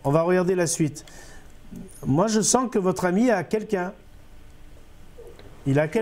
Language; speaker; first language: French; native; French